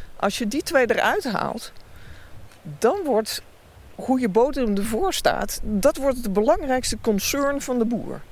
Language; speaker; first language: Dutch; native; Dutch